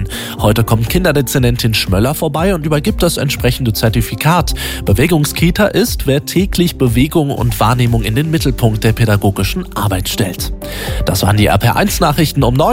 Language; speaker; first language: German; native; German